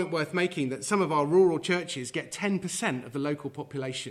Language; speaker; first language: English; native; English